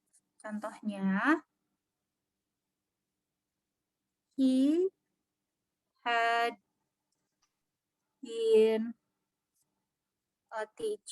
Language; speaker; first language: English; non-native, learner; Indonesian